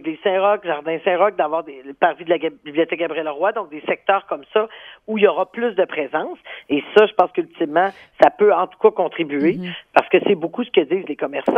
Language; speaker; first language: French; native; French